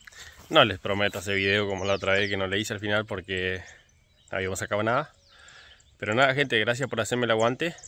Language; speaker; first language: Spanish; native; Spanish